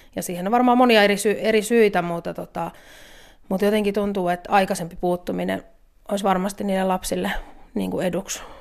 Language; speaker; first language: Finnish; native; Finnish